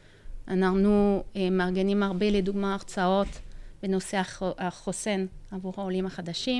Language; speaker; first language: Hebrew; non-native, fluent; French